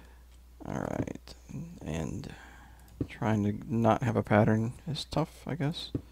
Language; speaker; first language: English; native; English